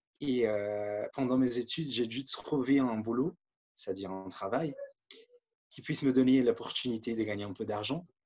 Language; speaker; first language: French; non-native, fluent; Portuguese